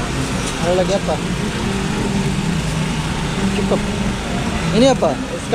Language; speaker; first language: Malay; non-native, learner; Bangla